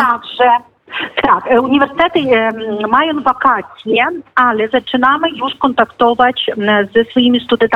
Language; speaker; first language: Polish; non-native, fluent; Ukrainian